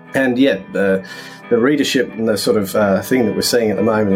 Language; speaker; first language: English; native; English